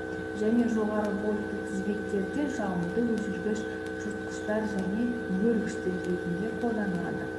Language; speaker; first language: Kazakh; native; Kazakh